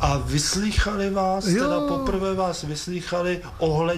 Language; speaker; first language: Czech; native; Czech